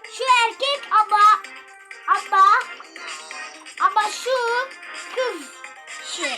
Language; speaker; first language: Turkish; early bilingual, other home language; Arabic